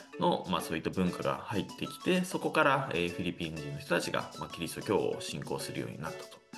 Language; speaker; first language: Japanese; native; Japanese